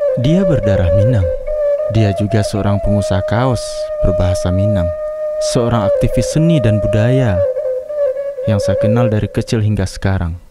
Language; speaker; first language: Indonesian; non-native, local second language; Minangkabau